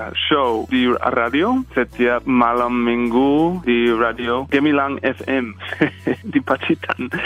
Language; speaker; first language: Indonesian; non-native, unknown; English